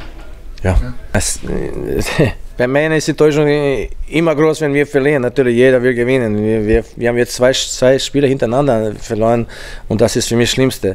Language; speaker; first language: German; non-native, fluent; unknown